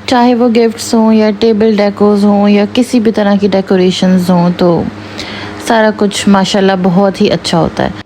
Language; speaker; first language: Urdu; native; Urdu